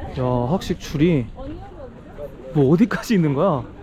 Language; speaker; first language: Korean; native; Korean